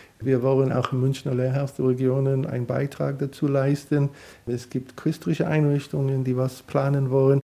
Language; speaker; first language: German; non-native, fluent; English